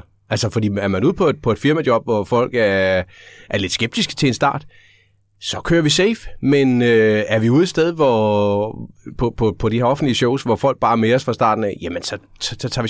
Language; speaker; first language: Danish; native; Danish